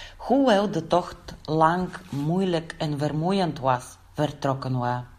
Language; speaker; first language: Dutch; non-native, learner; Bulgarian